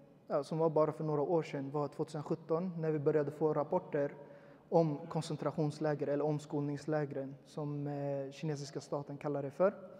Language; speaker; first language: Swedish; early bilingual, other home language; Uyghur